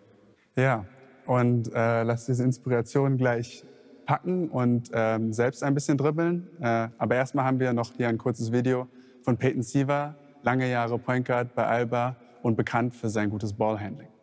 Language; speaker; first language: German; native; German